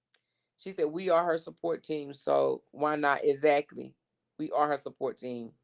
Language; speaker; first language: English; native; English